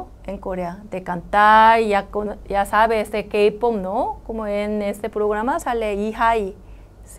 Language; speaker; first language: Spanish; non-native, learner; Korean